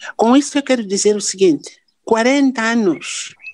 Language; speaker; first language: Portuguese; non-native, local second language; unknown